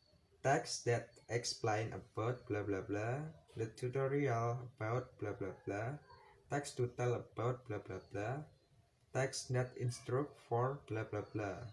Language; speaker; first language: English; non-native, learner; Indonesian